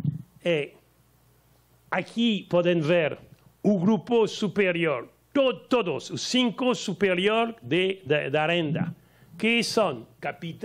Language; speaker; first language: Portuguese; non-native, learner; French